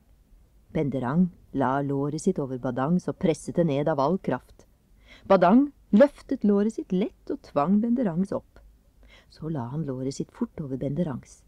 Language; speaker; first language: Norwegian; native; Norwegian